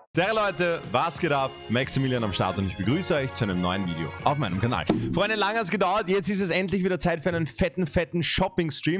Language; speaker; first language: German; native; German